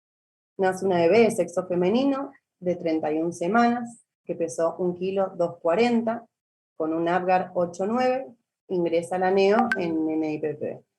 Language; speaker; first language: Spanish; native; Spanish